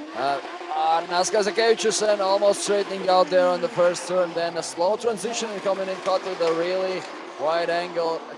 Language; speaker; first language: English; non-native, fluent; Latvian